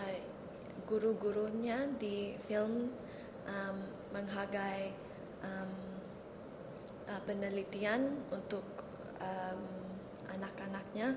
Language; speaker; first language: Indonesian; early bilingual, heritage; Indonesian